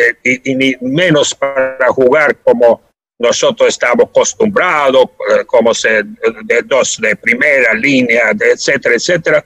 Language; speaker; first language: Spanish; non-native, fluent; Serbian